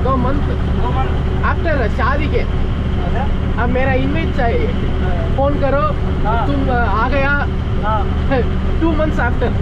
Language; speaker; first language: Hindi; non-native, learner; Tamil